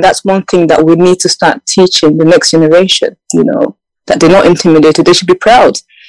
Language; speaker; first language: English; non-native, local second language; Yoruba